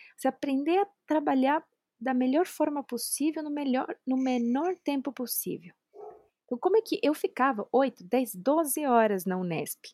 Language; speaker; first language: Portuguese; non-native, fluent; Spanish